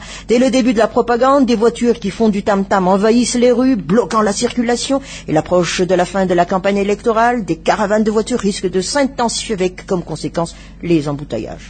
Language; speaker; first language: French; non-native, local second language; Malagasy